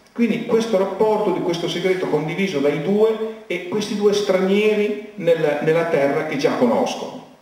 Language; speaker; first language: Italian; native; Italian